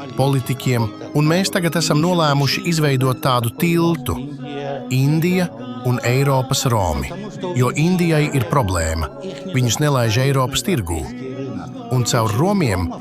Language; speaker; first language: Latvian; non-native, local second language; Romany